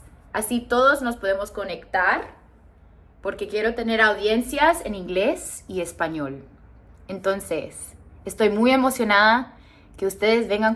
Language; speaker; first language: Spanish; early bilingual, heritage; Spanish